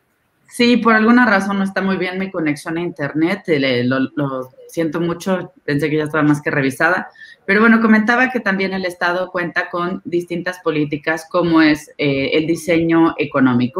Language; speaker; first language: Spanish; native; Spanish